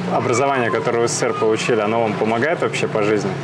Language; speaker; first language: Russian; native; Russian